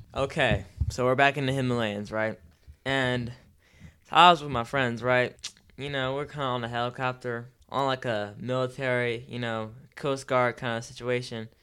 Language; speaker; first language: English; native; English